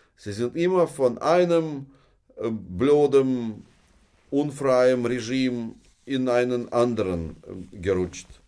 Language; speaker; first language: German; non-native, fluent; Russian